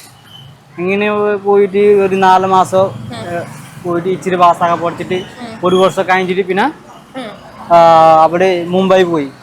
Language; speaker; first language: Malayalam; non-native, local second language; Odia